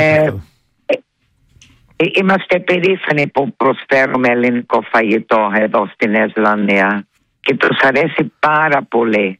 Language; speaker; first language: Greek; early bilingual, heritage; Greek